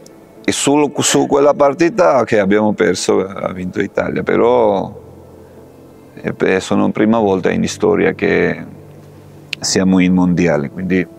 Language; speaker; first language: Italian; non-native, fluent; Georgian